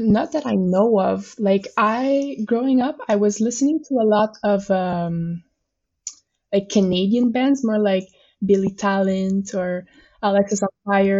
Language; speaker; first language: English; non-native, fluent; French